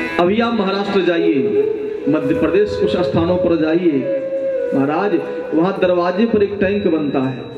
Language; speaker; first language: Hindi; native; Hindi